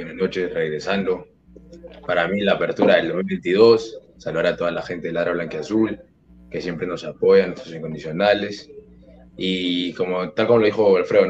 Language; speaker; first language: Spanish; native; Spanish